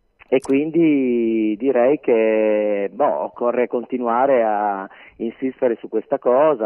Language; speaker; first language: Italian; native; Italian